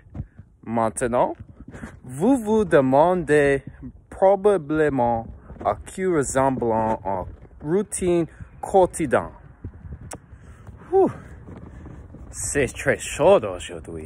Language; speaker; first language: French; non-native, learner; English